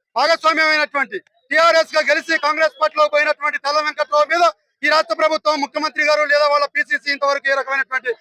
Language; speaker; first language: Telugu; non-native, local second language; Lambadi